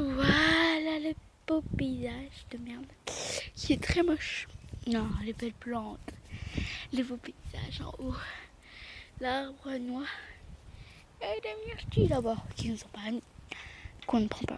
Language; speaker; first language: French; native; French